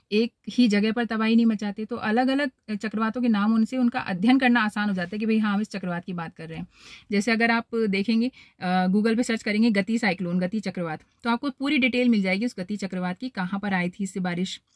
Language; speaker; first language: Hindi; native; Hindi